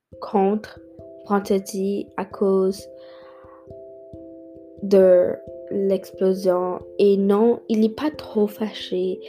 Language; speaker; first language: French; non-native, learner; English